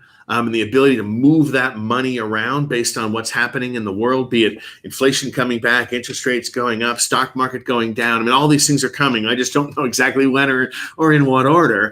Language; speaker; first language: English; native; English